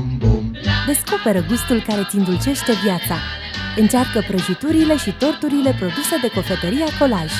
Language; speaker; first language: Romanian; native; Romanian